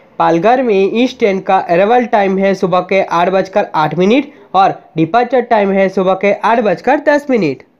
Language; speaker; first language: Hindi; non-native, local second language; Gujarati